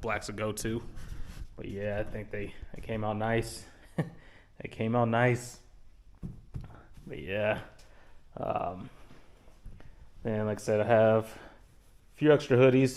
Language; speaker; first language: English; native; English